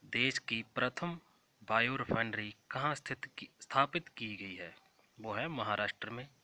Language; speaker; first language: Hindi; non-native, local second language; Punjabi